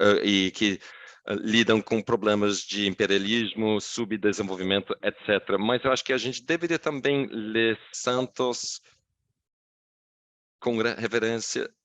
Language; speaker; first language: Portuguese; non-native, fluent; English